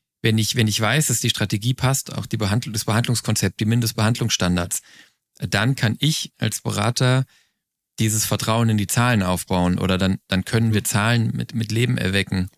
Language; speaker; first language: German; native; German